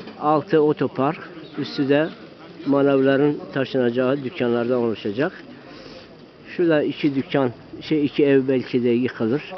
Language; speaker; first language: Turkish; non-native, local second language; Zaza